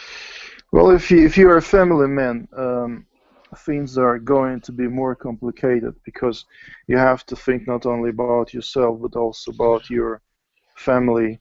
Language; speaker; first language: English; non-native, fluent; Russian